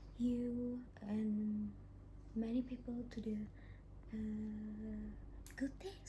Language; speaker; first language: English; non-native, local second language; Indonesian